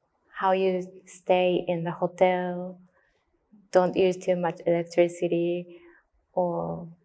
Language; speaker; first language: English; non-native, learner; Japanese